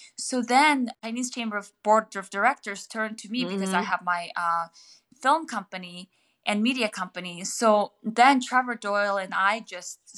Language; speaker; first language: English; non-native, fluent; Mongolian